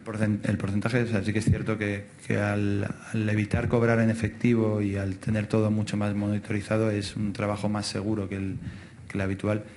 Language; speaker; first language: Spanish; native; Spanish